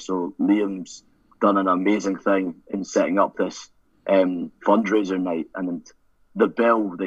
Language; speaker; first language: English; native; English